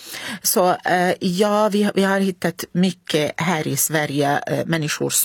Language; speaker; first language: Swedish; non-native, learner; Arabic